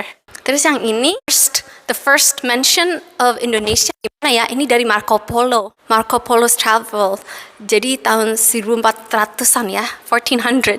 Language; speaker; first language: Indonesian; early bilingual, heritage; Indonesian